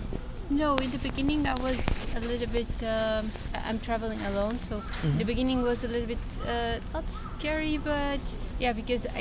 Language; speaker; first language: English; non-native, fluent; Portuguese